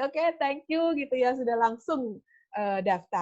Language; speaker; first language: Indonesian; native; Indonesian